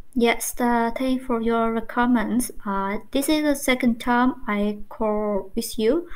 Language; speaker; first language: English; non-native, learner; Vietnamese